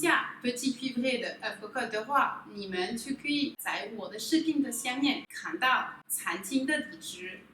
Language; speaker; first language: Chinese; non-native, fluent; French